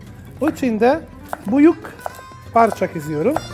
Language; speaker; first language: Turkish; non-native, fluent; Italian